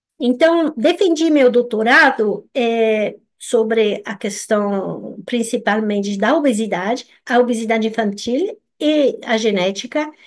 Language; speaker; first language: Portuguese; non-native, fluent; French